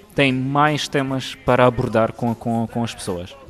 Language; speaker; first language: Portuguese; non-native, fluent; Ukrainian